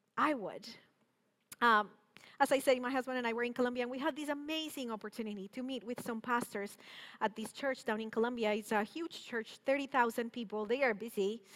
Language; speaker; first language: English; non-native, fluent; Spanish